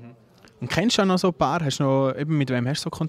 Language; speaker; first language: German; native; German